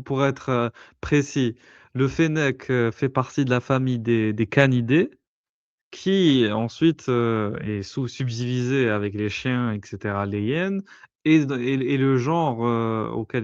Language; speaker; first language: French; native; French